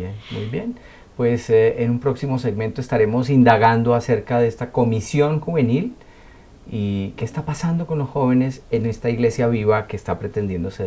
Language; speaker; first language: Spanish; native; Spanish